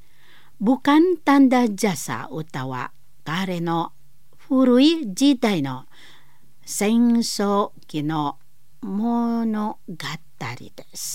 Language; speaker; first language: Japanese; non-native, learner; Indonesian